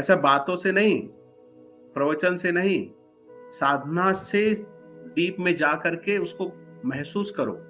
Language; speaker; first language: Hindi; non-native, local second language; Marathi